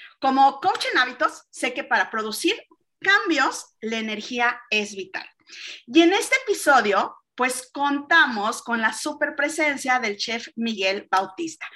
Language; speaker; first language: Spanish; native; Spanish